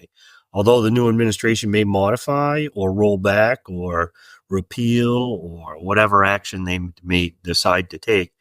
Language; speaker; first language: English; native; English